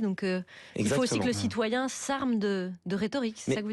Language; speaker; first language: French; native; French